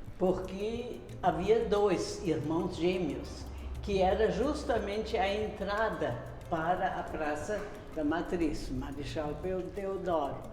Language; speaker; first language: Portuguese; non-native, fluent; German